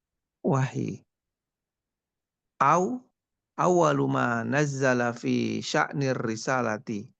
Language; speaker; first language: Arabic; non-native, learner; Indonesian